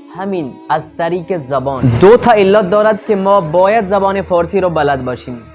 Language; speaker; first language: Persian; non-native, fluent; Urdu